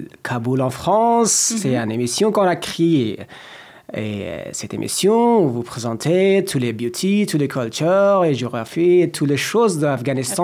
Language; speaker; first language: French; non-native, learner; Persian